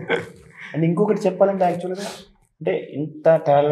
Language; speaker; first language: Telugu; native; Telugu